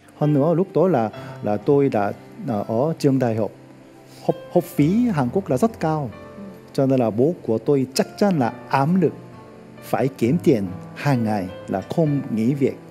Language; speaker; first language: Vietnamese; non-native, learner; Korean